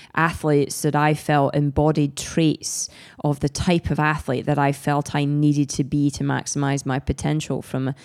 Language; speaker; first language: English; native; English